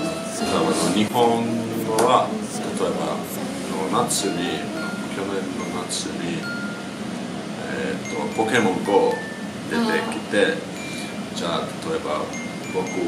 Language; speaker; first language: Japanese; non-native, learner; Finnish